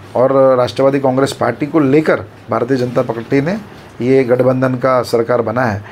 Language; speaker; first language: Hindi; non-native, local second language; Marathi